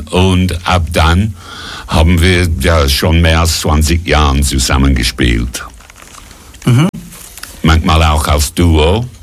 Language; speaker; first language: German; non-native, fluent; English